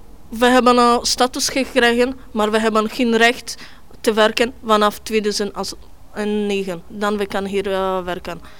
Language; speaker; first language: Dutch; non-native, learner; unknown